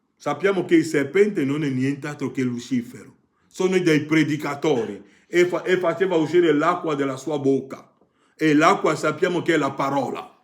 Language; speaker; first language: Italian; non-native, fluent; French